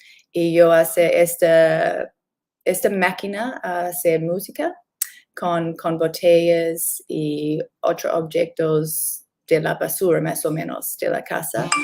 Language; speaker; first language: Spanish; non-native, learner; English